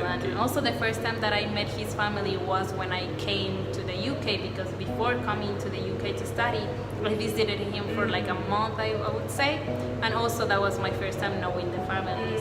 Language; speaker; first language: English; non-native, fluent; Spanish